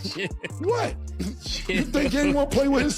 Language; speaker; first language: English; native; English